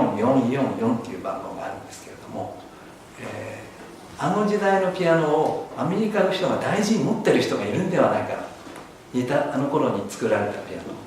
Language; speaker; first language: Japanese; native; Japanese